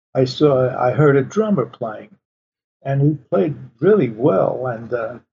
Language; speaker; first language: English; early bilingual, other home language; Polish